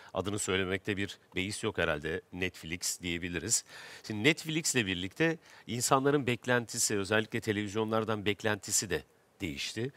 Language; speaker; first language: Turkish; native; Turkish